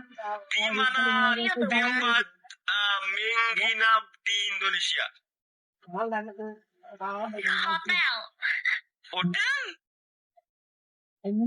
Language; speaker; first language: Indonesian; non-native, learner; Bangla